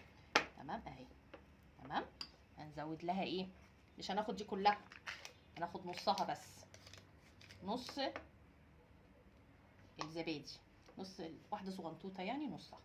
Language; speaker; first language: Arabic; native; Arabic